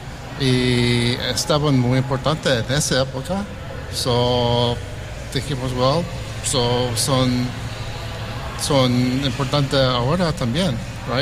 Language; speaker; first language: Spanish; early bilingual, heritage; English